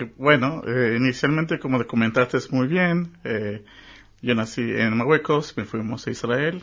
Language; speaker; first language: Spanish; early bilingual, heritage; Spanish